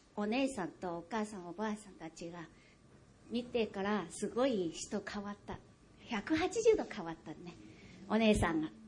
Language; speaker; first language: Japanese; non-native, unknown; Chinese